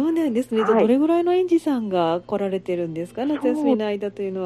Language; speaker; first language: Japanese; native; Japanese